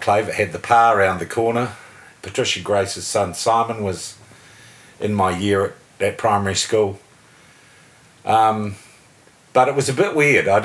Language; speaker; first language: English; native; English